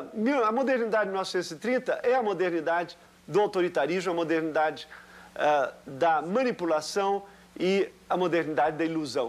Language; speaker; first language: Portuguese; native; Portuguese